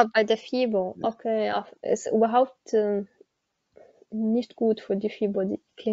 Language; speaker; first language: German; non-native, learner; Arabic